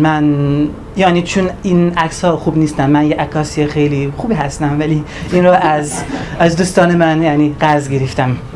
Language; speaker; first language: Persian; non-native, learner; Turkish